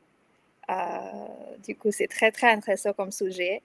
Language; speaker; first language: French; non-native, fluent; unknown